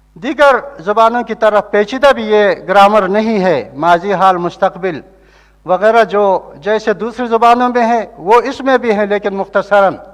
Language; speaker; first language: Urdu; non-native, local second language; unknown